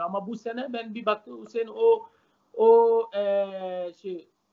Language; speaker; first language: Turkish; non-native, learner; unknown